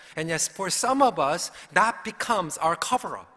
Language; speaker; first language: English; early bilingual, other home language; Korean